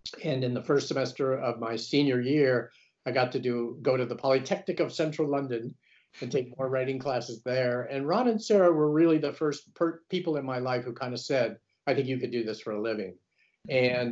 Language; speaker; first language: English; native; English